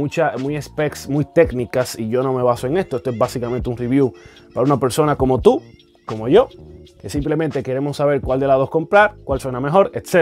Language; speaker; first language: Spanish; native; Spanish